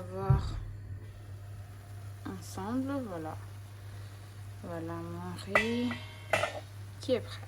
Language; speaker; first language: French; non-native, local second language; Malagasy